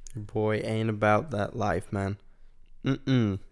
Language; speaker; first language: English; native; English